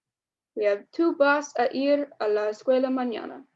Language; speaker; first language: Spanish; non-native, fluent; English